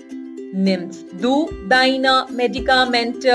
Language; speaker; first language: German; non-native, fluent; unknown